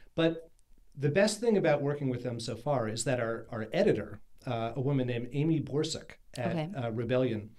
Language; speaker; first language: English; native; English